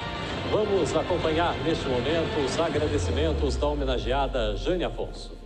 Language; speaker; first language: Portuguese; native; Portuguese